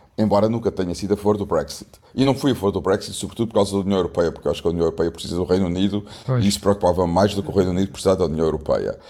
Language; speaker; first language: Portuguese; native; Portuguese